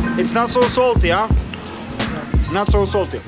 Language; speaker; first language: English; non-native, learner; Serbian